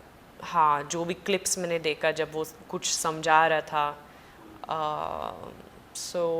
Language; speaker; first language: Hindi; non-native, fluent; Swedish